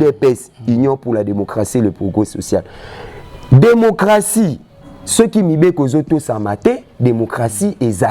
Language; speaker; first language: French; non-native, local second language; Lingala